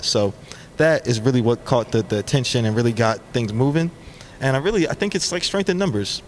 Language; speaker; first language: English; native; English